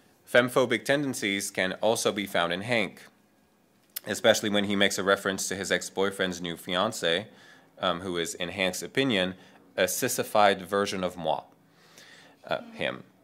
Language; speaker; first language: English; non-native, fluent; French